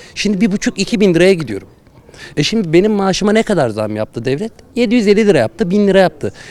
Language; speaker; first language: Turkish; native; Turkish